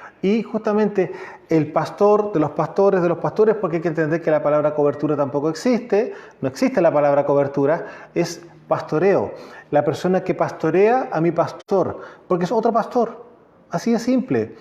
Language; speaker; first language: Spanish; native; Spanish